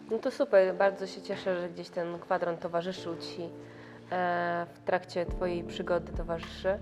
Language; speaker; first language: Polish; native; Polish